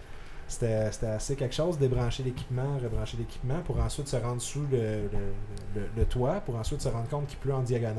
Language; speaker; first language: French; native; French